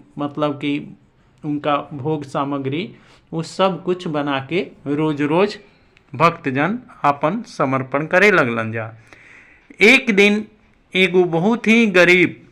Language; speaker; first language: Bhojpuri; non-native, local second language; Awadhi